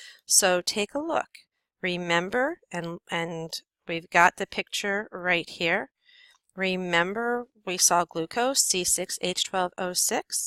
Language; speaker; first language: English; native; English